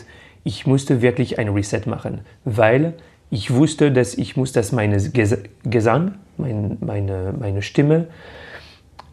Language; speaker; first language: German; non-native, fluent; French